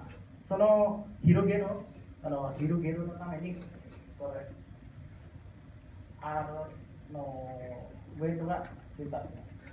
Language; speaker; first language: Japanese; non-native, learner; Indonesian